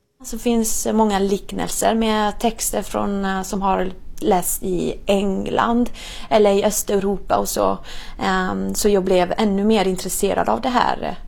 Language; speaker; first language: Swedish; non-native, fluent; Italian